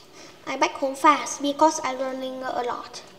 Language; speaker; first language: English; non-native, learner; Vietnamese